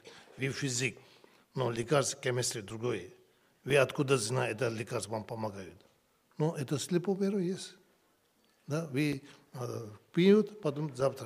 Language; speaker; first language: Russian; non-native, learner; Tibetan